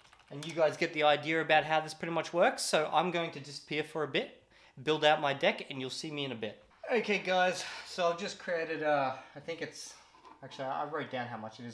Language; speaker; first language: English; native; English